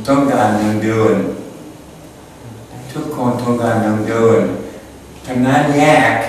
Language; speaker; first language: Thai; non-native, learner; English